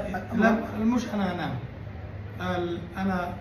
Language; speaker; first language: Arabic; non-native, learner; Tajik